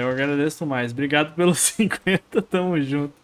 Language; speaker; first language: Portuguese; native; Portuguese